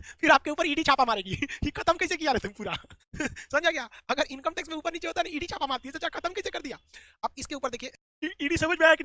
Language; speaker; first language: Hindi; native; Hindi